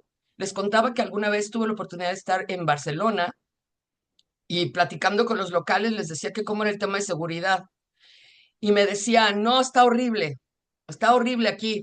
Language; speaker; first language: Spanish; native; Spanish